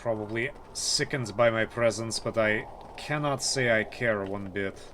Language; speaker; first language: English; native; English